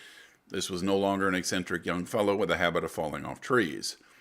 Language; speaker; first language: English; native; English